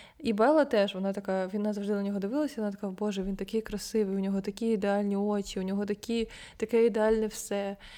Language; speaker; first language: Ukrainian; non-native, local second language; Russian